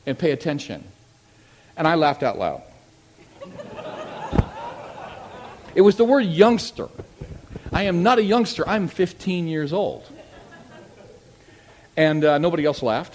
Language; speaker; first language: English; native; English